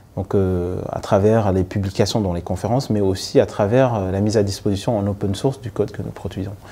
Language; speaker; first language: French; non-native, local second language; Wolof